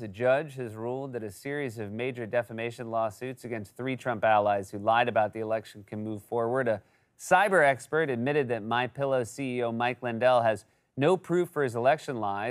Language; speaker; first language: English; native; English